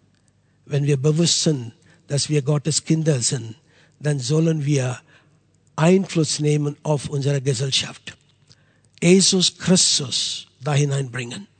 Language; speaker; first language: German; non-native, fluent; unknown